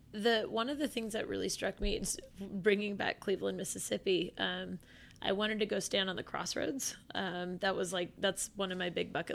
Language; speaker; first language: English; native; English